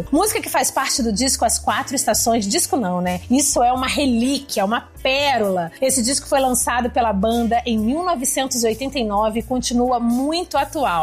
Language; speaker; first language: Portuguese; native; Portuguese